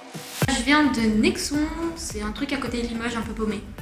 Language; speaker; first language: French; native; French